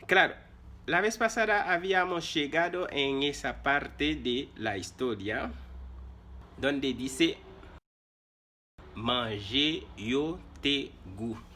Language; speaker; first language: Spanish; non-native, fluent; Haitian Creole